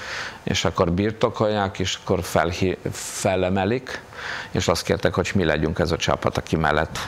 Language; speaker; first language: Hungarian; non-native, fluent; Polish